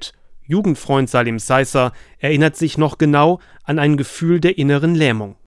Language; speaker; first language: German; native; German